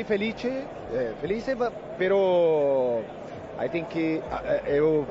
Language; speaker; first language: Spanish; non-native, learner; Portuguese